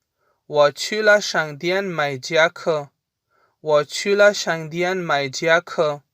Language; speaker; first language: Chinese; non-native, fluent; Urdu